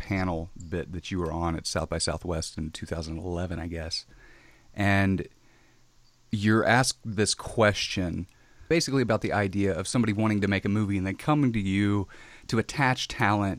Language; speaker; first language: English; native; English